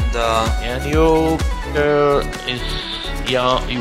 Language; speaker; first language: English; non-native, learner; Portuguese